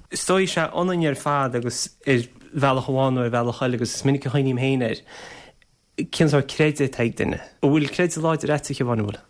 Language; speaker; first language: Irish; native; Irish